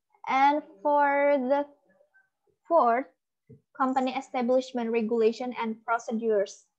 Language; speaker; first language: English; non-native, learner; Indonesian